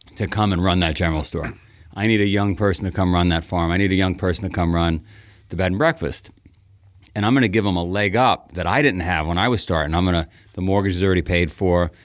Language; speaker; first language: English; native; English